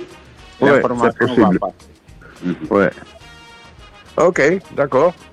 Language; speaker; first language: French; non-native, fluent; Dutch